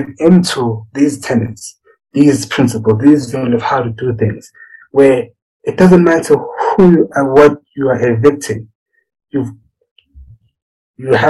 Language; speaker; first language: English; non-native, local second language; Zulu